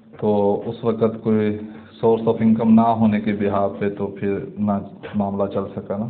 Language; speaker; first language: Urdu; non-native, local second language; Punjabi